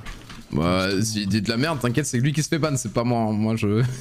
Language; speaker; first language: French; native; French